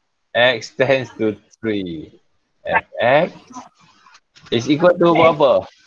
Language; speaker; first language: English; non-native, local second language; Malay